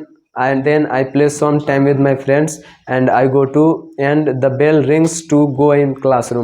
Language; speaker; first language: English; non-native, learner; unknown